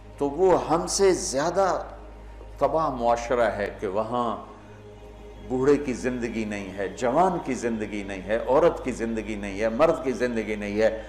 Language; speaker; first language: Urdu; non-native, local second language; Punjabi